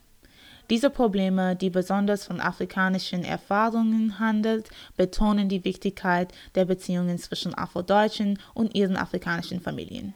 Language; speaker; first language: German; non-native, learner; English